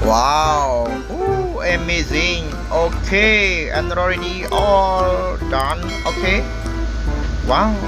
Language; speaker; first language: English; non-native, learner; Khmer